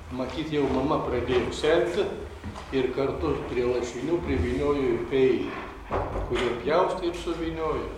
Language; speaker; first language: Lithuanian; native; Lithuanian